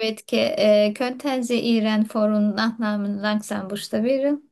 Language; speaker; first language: German; non-native, learner; Turkish